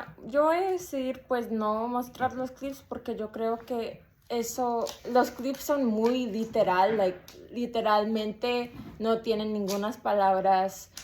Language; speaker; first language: Spanish; early bilingual, heritage; Spanish